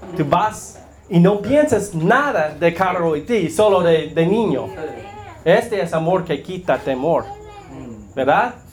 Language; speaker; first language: Spanish; non-native, learner; English